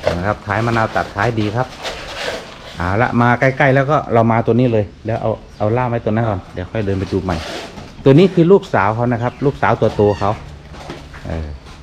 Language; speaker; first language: Thai; native; Thai